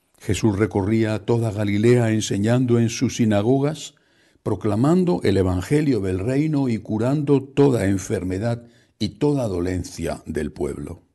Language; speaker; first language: Spanish; native; Spanish